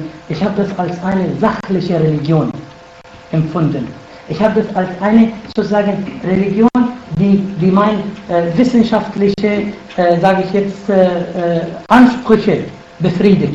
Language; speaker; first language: German; non-native, fluent; Arabic